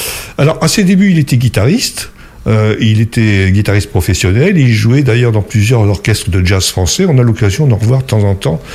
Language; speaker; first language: French; native; French